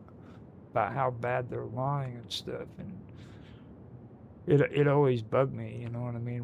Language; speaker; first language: English; native; English